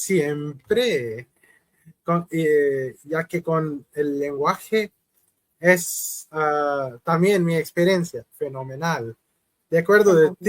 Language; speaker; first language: Spanish; non-native, learner; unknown